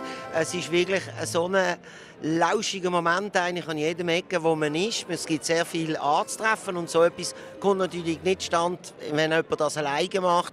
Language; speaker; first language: German; native; German